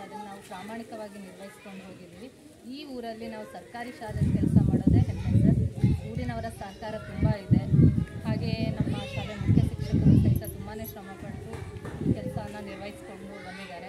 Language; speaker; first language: Kannada; native; Kannada